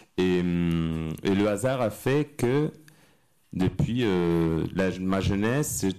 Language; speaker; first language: French; non-native, fluent; Spanish